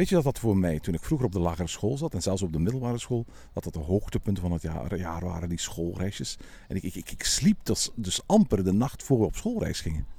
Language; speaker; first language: Dutch; native; Dutch